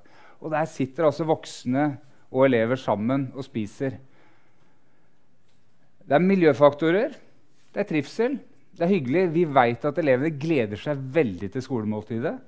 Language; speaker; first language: Norwegian; native; Norwegian